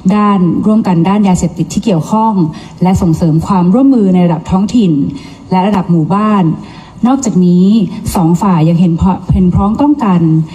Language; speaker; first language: Thai; native; Thai